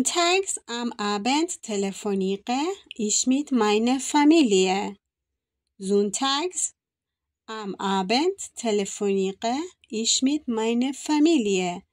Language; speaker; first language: German; non-native, fluent; Persian